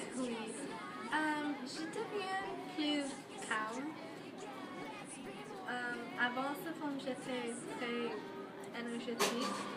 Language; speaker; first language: French; non-native, learner; English